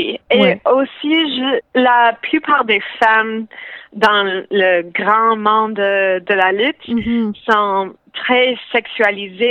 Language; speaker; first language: French; non-native, local second language; English